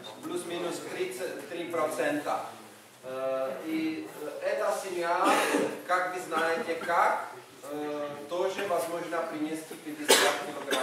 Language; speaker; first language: Russian; non-native, learner; Czech